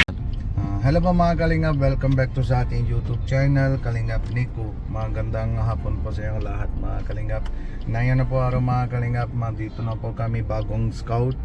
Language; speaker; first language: Filipino; non-native, learner; Hindi